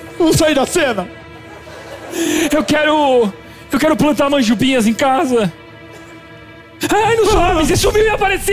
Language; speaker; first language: Portuguese; native; Portuguese